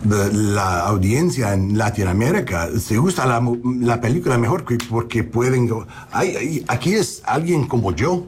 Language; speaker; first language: Spanish; non-native, learner; English